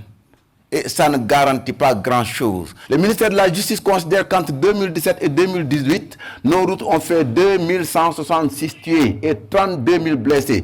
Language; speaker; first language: French; non-native, local second language; Wolof